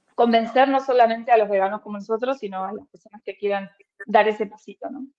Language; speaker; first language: Spanish; native; Spanish